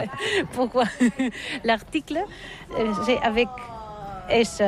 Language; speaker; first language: French; non-native, learner; Catalan